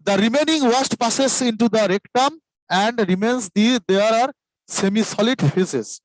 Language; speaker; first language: English; non-native, local second language; Bangla